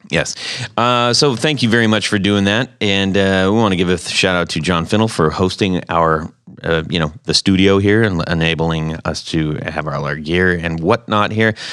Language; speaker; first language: English; native; English